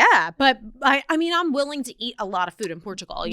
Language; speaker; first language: English; native; English